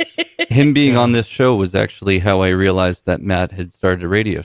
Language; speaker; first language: English; native; English